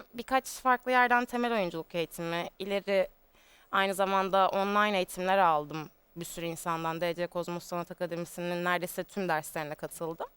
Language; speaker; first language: Turkish; native; Turkish